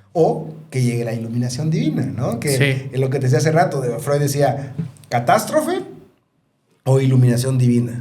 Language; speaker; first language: Spanish; native; Spanish